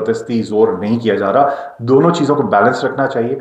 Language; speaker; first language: Urdu; non-native, local second language; Northern Hindko